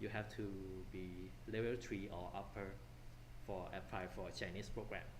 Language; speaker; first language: English; non-native, fluent; Thai